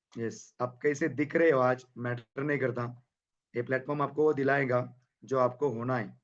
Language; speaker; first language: Hindi; non-native, local second language; Marathi